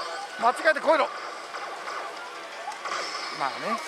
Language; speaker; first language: Japanese; native; Japanese